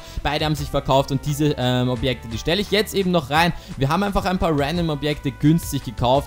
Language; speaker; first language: German; native; German